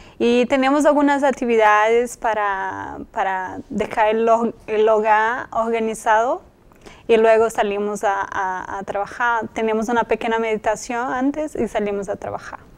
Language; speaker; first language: Spanish; non-native, fluent; Portuguese